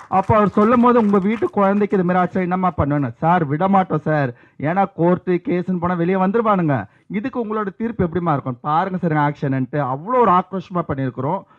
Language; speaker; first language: Tamil; native; Tamil